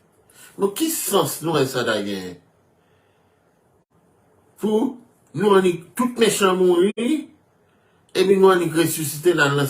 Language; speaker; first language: French; non-native, local second language; Haitian Creole